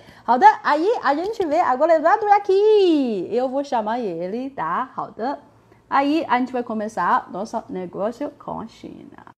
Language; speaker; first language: Portuguese; non-native, fluent; Chinese